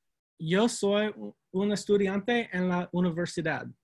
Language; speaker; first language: Spanish; non-native, learner; English